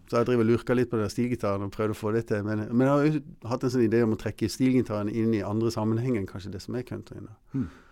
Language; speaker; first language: Norwegian; early bilingual, other home language; English